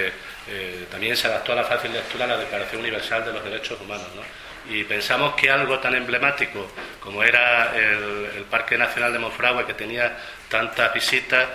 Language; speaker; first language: Spanish; native; Spanish